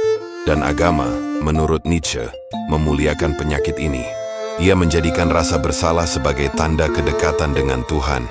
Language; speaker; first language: Indonesian; native; Indonesian